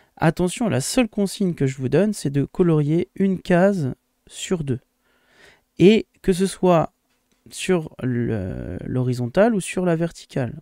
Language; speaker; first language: French; native; French